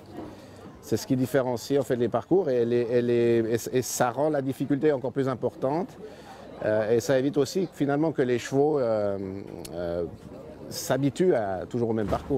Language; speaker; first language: French; native; French